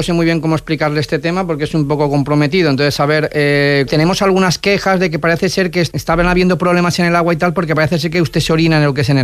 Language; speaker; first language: Spanish; native; Spanish